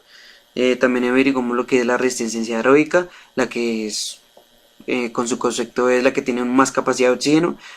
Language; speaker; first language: Spanish; native; Spanish